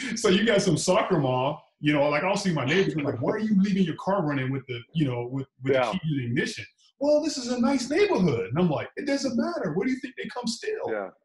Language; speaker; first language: English; native; English